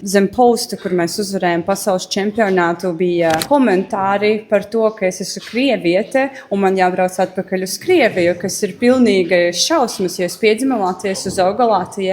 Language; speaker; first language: Latvian; non-native, local second language; Russian